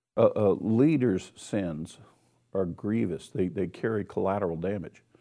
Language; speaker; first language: English; native; English